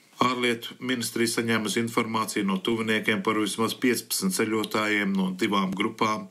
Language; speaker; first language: Latvian; early bilingual, heritage; Latvian